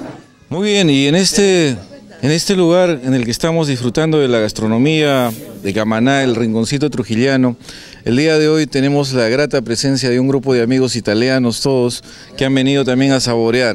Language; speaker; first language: Spanish; native; Spanish